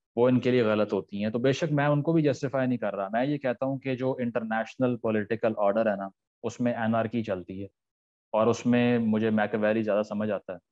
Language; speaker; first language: Urdu; native; Urdu